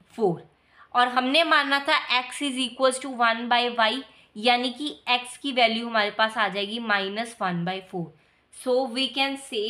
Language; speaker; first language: Hindi; native; Hindi